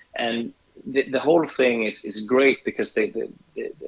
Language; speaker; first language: English; non-native, fluent; Swedish